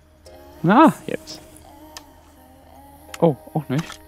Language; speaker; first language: German; native; German